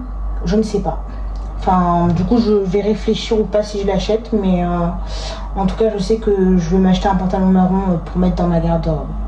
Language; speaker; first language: French; native; French